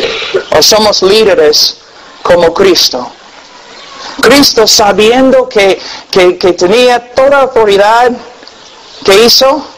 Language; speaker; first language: Spanish; non-native, fluent; English